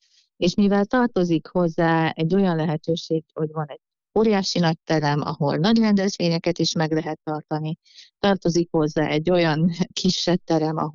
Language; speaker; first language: Hungarian; native; Hungarian